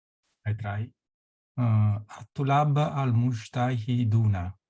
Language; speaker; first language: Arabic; non-native, learner; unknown